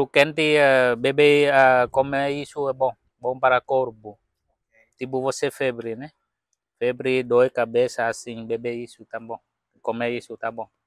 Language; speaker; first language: Portuguese; non-native, learner; Vietnamese